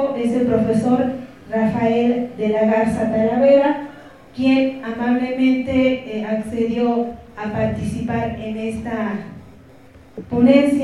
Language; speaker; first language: Spanish; native; Spanish